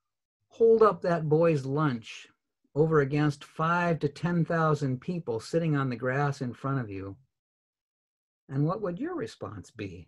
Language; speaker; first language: English; native; English